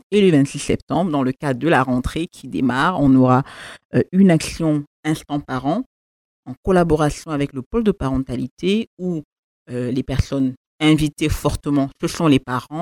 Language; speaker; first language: French; native; French